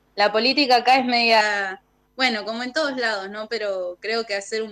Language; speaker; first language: Spanish; native; Spanish